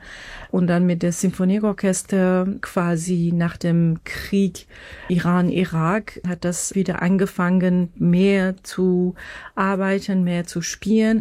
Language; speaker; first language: German; non-native, fluent; Persian